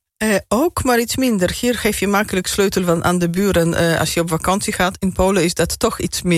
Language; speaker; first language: Dutch; non-native, fluent; Polish